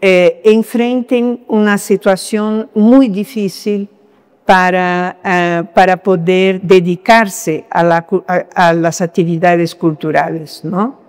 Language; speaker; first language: Spanish; non-native, fluent; Portuguese